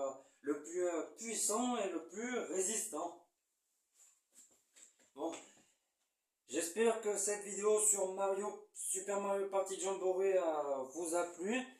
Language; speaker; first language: French; native; French